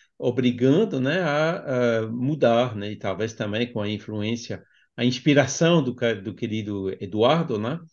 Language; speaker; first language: Portuguese; non-native, fluent; French